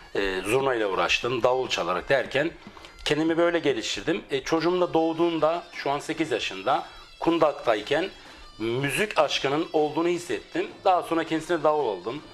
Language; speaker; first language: Turkish; native; Turkish